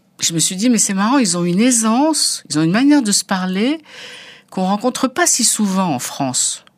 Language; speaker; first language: French; early bilingual, other home language; Arabic